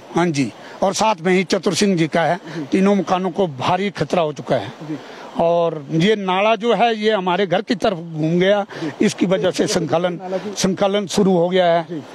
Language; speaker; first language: Hindi; native; Hindi